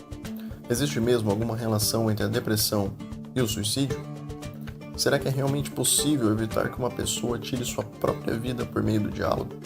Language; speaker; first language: Portuguese; native; Portuguese